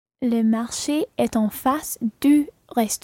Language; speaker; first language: French; non-native, learner; English